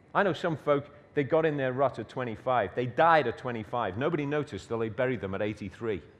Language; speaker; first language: English; native; English